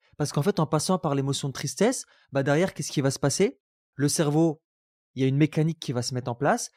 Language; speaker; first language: French; non-native, local second language; Arabic